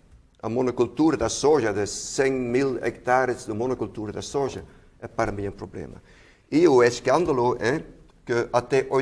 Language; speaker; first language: Portuguese; non-native, fluent; Dutch